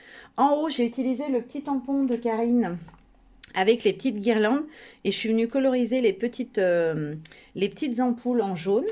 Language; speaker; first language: French; native; French